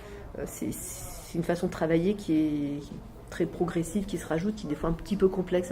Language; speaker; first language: French; native; French